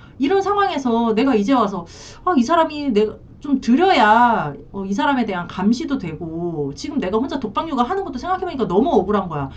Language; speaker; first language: Korean; native; Korean